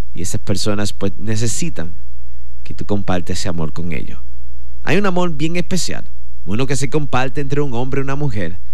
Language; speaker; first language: Spanish; native; Spanish